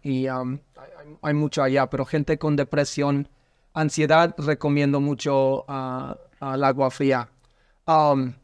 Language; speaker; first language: Spanish; non-native, learner; English